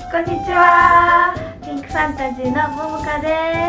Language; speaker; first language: Japanese; native; Japanese